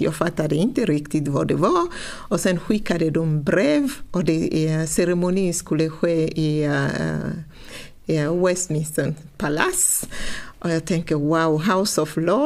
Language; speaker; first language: Swedish; non-native, fluent; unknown